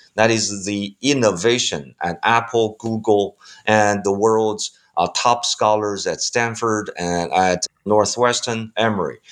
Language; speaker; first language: English; non-native, fluent; Chinese